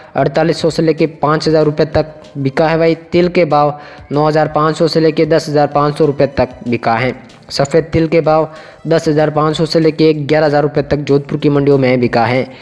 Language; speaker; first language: Hindi; native; Hindi